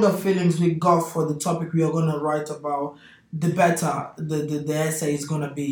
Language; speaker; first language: English; non-native, fluent; Portuguese